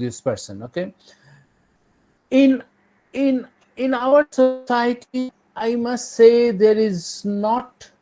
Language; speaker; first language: English; non-native, local second language; Bangla